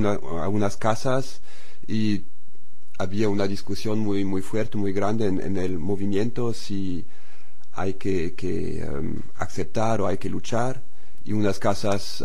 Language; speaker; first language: Spanish; non-native, fluent; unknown